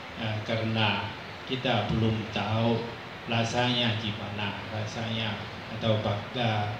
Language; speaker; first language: Indonesian; non-native, fluent; Thai